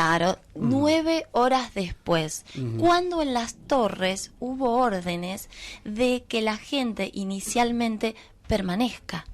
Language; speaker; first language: Spanish; native; Spanish